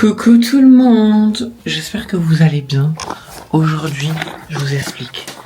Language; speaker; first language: French; native; French